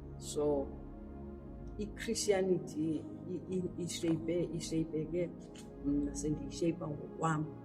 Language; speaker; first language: Zulu; non-native, local second language; Xhosa